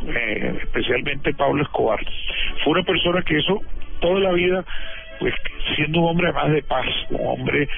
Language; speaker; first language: Spanish; native; Spanish